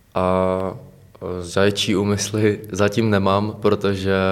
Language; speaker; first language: Czech; native; Czech